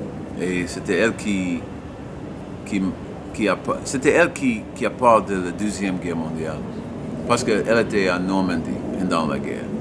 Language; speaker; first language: French; non-native, learner; English